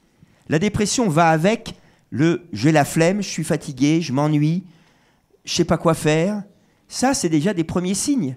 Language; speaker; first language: French; native; French